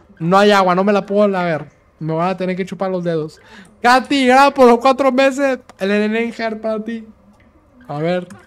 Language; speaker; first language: Spanish; native; Spanish